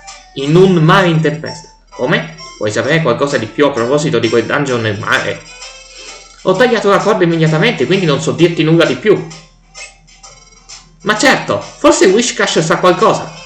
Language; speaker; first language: Italian; native; Italian